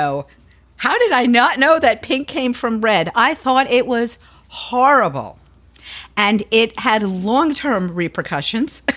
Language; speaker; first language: English; native; English